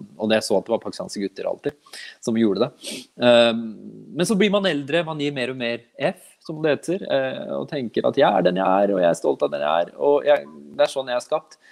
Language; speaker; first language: Norwegian; early bilingual, other home language; Urdu